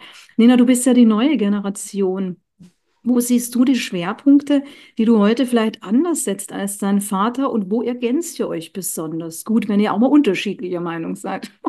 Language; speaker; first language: German; native; German